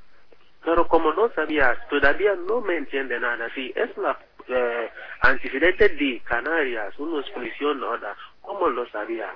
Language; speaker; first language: Spanish; non-native, learner; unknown